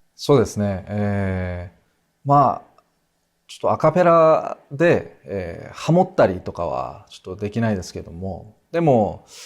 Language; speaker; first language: Japanese; non-native, fluent; Korean